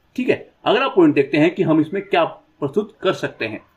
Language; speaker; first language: Hindi; native; Hindi